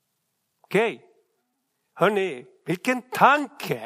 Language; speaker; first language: Swedish; non-native, fluent; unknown